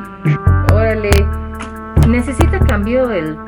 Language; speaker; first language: Spanish; non-native, learner; English